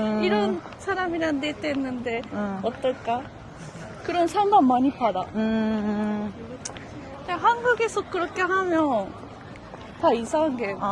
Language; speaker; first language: Korean; non-native, fluent; Japanese